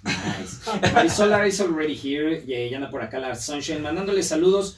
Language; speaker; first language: Spanish; native; Spanish